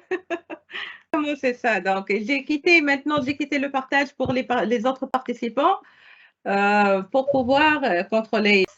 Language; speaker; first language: French; non-native, local second language; Arabic